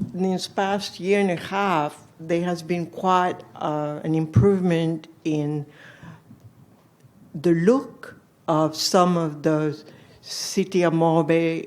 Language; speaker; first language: English; non-native, fluent; French